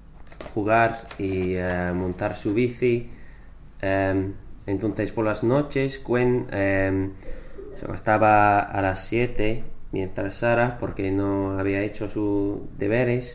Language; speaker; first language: Spanish; non-native, fluent; English